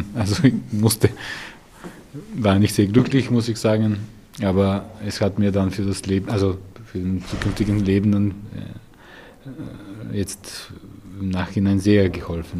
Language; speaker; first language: German; non-native, fluent; Bulgarian